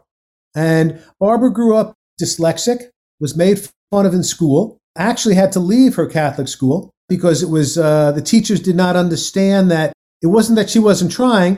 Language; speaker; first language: English; native; English